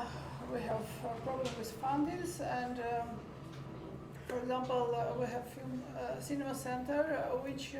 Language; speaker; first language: English; non-native, learner; Armenian